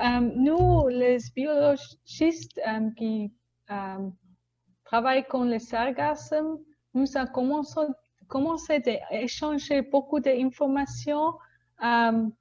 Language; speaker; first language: French; non-native, learner; Spanish